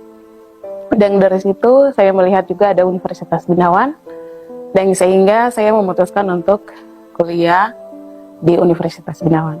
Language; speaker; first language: Indonesian; non-native, local second language; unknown